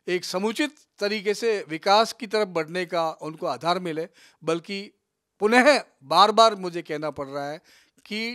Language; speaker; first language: Hindi; native; Hindi